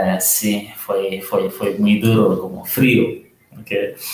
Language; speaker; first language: Spanish; non-native, learner; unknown